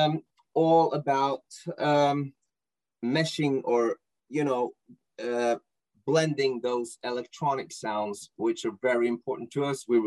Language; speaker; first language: English; non-native, fluent; Norwegian